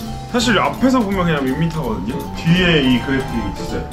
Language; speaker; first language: Korean; native; Korean